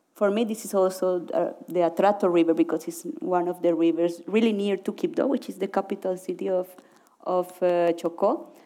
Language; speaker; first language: English; non-native, learner; Spanish